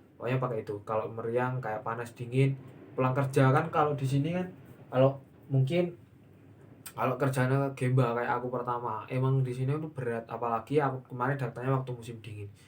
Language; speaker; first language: Indonesian; native; Indonesian